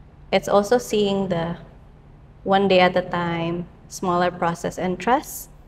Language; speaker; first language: English; non-native, fluent; Indonesian